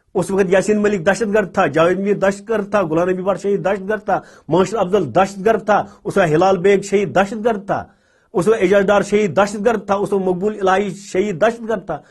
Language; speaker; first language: Urdu; non-native, local second language; Kashmiri